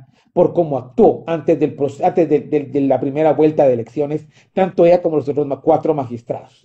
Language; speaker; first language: Spanish; native; Spanish